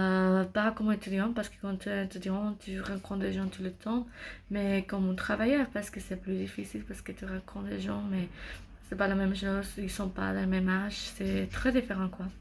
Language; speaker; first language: French; non-native, learner; English